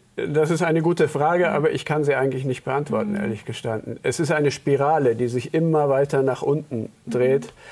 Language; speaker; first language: German; early bilingual, heritage; German